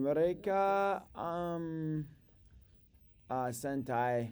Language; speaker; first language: Indonesian; non-native, learner; English